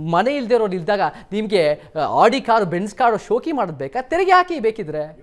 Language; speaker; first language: Kannada; early bilingual, heritage; Kannada